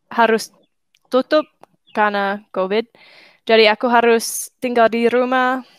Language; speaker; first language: Indonesian; non-native, fluent; English